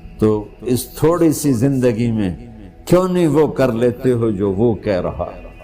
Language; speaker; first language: Urdu; non-native, local second language; Punjabi